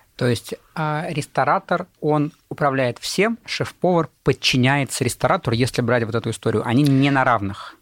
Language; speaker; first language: Russian; native; Russian